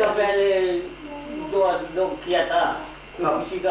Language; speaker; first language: Hindi; non-native, local second language; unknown